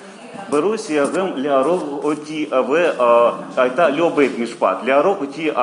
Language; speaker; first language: Hebrew; non-native, learner; Russian